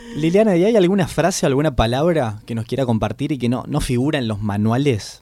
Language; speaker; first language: Spanish; native; Spanish